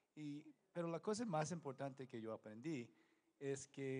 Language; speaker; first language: Spanish; non-native, learner; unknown